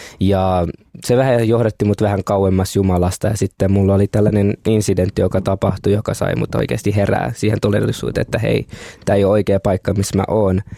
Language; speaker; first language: Finnish; early bilingual, other home language; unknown